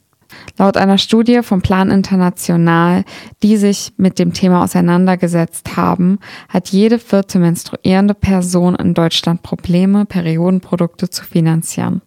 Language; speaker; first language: German; native; German